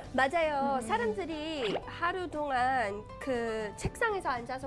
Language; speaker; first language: Korean; non-native, fluent; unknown